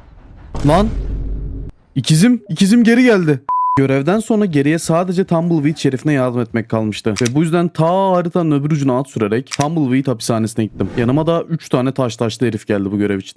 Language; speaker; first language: Turkish; native; Turkish